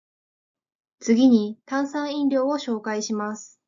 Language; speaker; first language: Japanese; native; Japanese